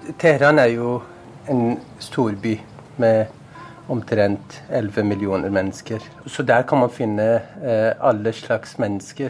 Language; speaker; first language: Norwegian; non-native, fluent; Persian